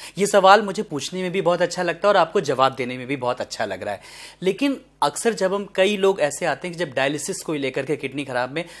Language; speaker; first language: Hindi; native; Hindi